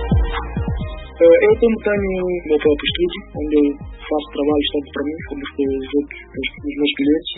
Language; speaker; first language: Portuguese; early bilingual, other home language; Upper Guinea Crioulo